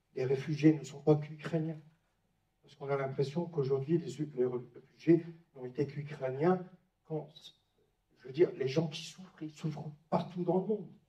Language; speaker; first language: French; native; French